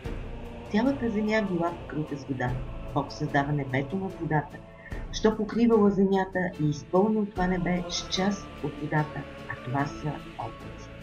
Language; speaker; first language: Bulgarian; native; Bulgarian